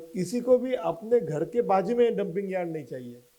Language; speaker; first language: Hindi; non-native, local second language; Marathi